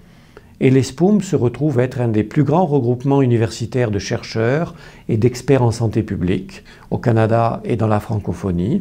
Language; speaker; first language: French; native; French